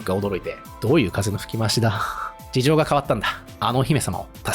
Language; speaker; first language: Japanese; native; Japanese